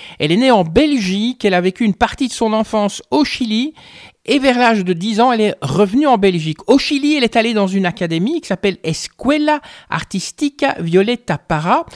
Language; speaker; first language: French; native; French